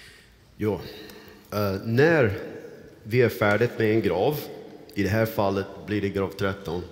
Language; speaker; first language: Swedish; non-native, fluent; English